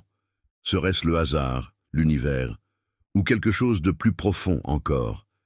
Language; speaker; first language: French; native; French